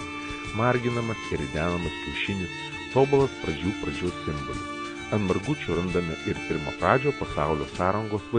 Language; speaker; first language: Lithuanian; native; Lithuanian